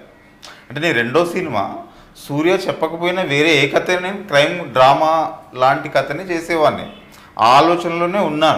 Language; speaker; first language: Telugu; native; Telugu